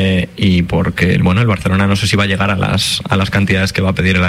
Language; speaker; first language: Spanish; native; Spanish